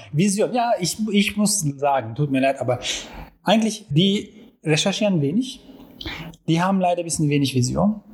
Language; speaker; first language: German; non-native, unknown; Turkish